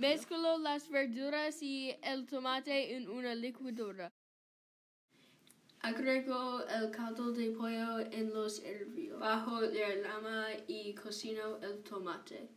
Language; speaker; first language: Spanish; non-native, learner; English